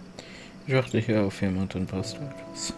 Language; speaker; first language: German; non-native, local second language; Luxembourgish